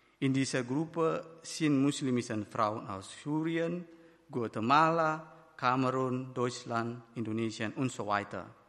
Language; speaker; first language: German; non-native, fluent; Batak Toba